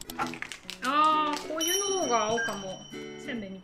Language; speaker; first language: Japanese; non-native, fluent; German